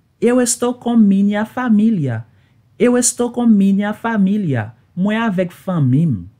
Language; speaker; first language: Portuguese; non-native, learner; Haitian Creole